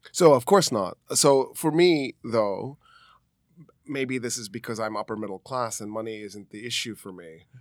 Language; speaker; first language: English; early bilingual, other home language; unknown